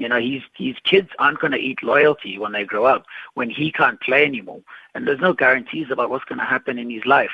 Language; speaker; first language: English; non-native, local second language; Xhosa